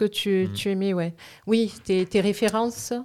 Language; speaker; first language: French; native; French